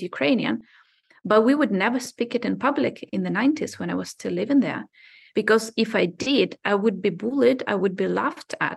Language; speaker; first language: English; non-native, fluent; Ukrainian